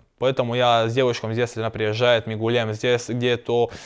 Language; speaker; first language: Russian; non-native, learner; Croatian